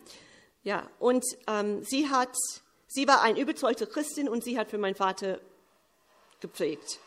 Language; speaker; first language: German; early bilingual, heritage; English